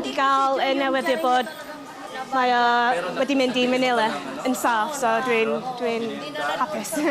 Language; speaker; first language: Welsh; non-native, local second language; English